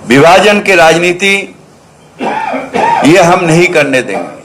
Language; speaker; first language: Hindi; non-native, local second language; Bangla